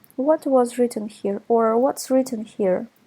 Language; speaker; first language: English; non-native, fluent; Russian